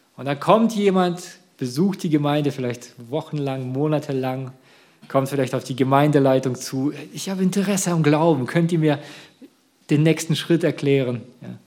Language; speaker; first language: German; early bilingual, other home language; Russian